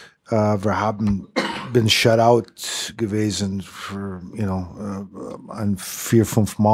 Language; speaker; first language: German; non-native, learner; English